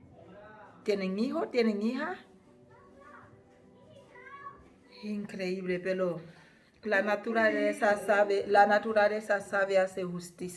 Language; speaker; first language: Spanish; non-native, fluent; Haitian Creole